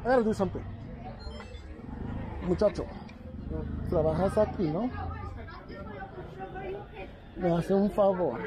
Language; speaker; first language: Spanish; non-native, fluent; English